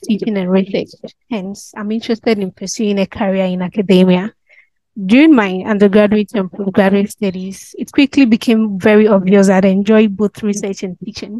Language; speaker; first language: English; non-native, local second language; Akan